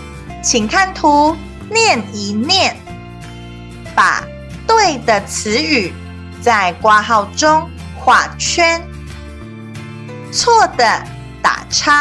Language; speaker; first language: Chinese; native; Chinese